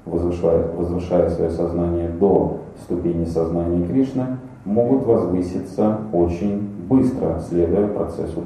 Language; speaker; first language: Russian; native; Russian